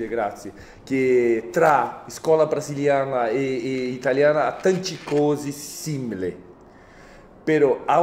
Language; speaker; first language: Italian; non-native, fluent; Portuguese